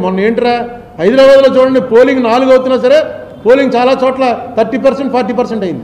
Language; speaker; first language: Telugu; native; Telugu